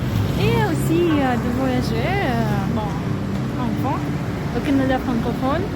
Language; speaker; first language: French; non-native, learner; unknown